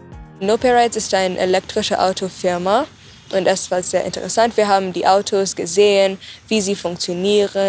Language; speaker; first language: German; non-native, fluent; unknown